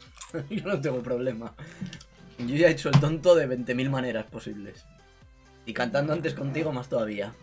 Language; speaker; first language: Spanish; native; Spanish